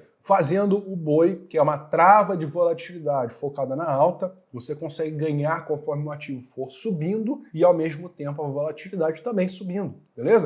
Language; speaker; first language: Portuguese; native; Portuguese